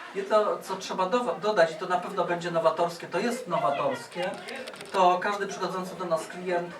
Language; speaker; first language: Polish; native; Polish